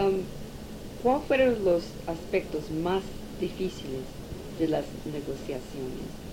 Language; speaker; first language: Spanish; non-native, learner; English